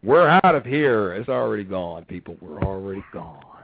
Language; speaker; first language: English; native; English